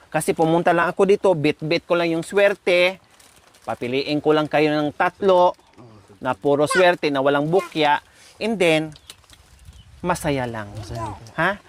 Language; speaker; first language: Filipino; non-native, local second language; Cebuano